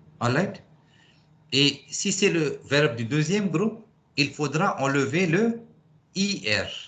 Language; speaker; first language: French; non-native, fluent; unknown